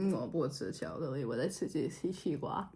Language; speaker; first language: Chinese; early bilingual, heritage; English